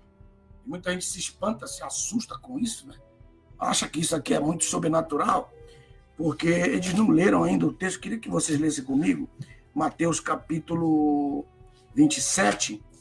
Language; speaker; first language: Portuguese; native; Portuguese